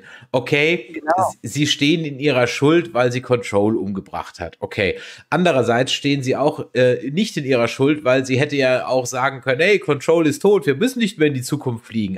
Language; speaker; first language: German; native; German